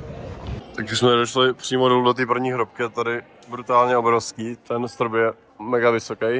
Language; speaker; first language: Czech; native; Czech